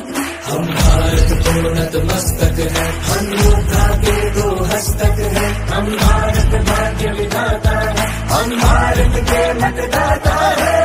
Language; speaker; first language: Hindi; non-native, local second language; Gujarati